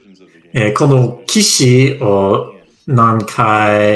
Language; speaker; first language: Japanese; non-native, learner; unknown